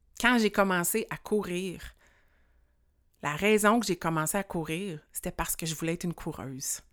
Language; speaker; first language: French; native; French